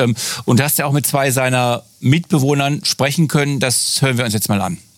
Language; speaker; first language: German; native; German